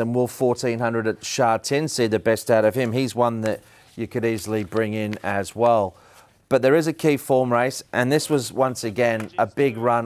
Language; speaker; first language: English; native; English